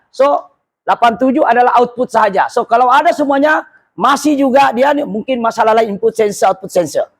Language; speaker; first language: Malay; non-native, local second language; Buginese